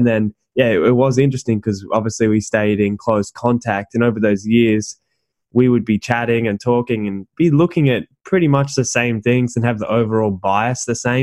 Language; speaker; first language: English; native; English